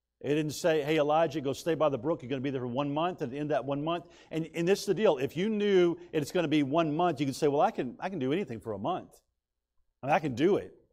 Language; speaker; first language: English; native; English